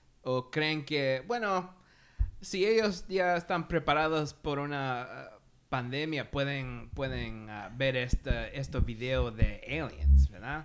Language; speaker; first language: Spanish; early bilingual, heritage; Spanish